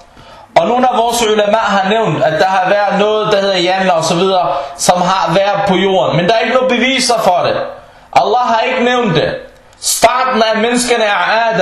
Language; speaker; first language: Danish; early bilingual, other home language; Arabic